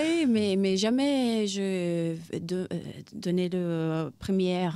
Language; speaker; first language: French; non-native, fluent; Portuguese